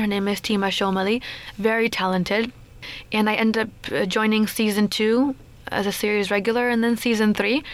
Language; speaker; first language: English; native; English